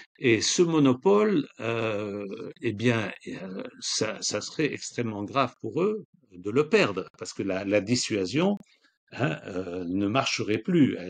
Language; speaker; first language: French; non-native, local second language; Arabic